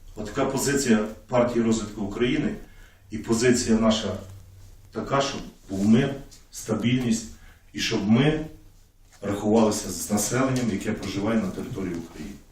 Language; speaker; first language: Ukrainian; native; Ukrainian